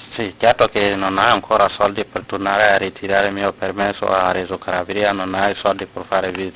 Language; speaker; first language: Italian; non-native, learner; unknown